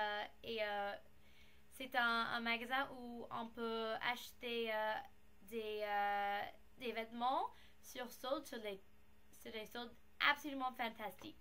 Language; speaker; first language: French; non-native, learner; English